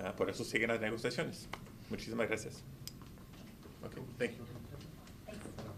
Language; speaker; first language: Spanish; early bilingual, heritage; Spanish